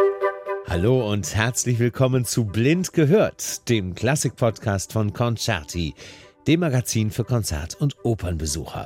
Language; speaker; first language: German; native; German